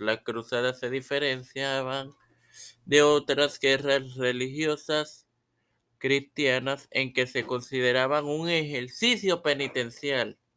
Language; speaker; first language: Spanish; native; Spanish